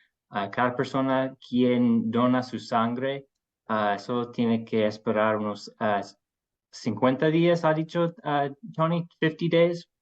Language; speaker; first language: Spanish; non-native, fluent; English